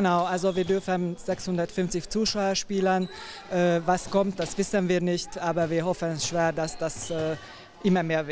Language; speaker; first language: German; non-native, fluent; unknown